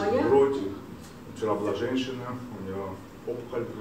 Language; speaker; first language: Lithuanian; non-native, learner; Russian